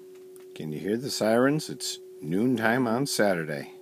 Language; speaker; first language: English; native; English